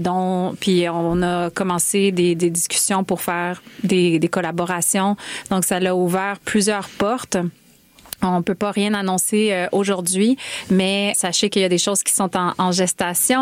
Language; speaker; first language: French; early bilingual, other home language; Spanish